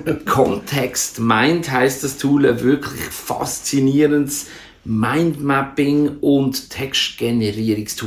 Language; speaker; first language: German; native; German